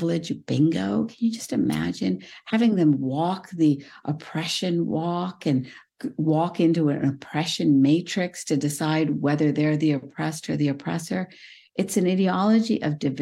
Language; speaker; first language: English; early bilingual, other home language; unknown